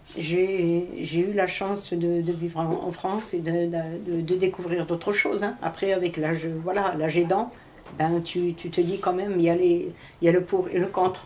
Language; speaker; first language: French; early bilingual, other home language; Arabic